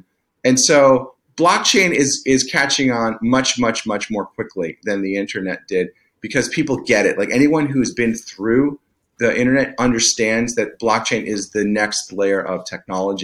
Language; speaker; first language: English; native; English